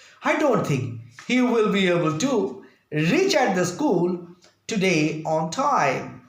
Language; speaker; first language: English; non-native, local second language; Bangla